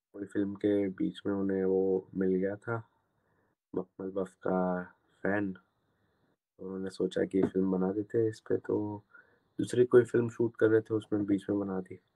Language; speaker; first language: Hindi; non-native, local second language; Gujarati